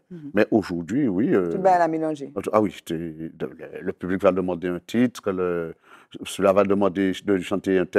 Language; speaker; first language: French; native; French